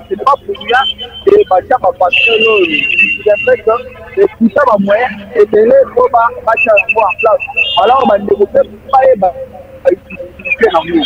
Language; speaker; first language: French; non-native, local second language; Lingala